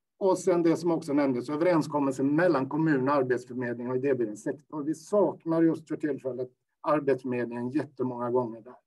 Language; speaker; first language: Swedish; native; Swedish